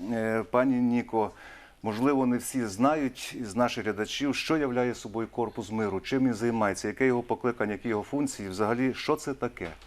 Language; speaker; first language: Ukrainian; native; Ukrainian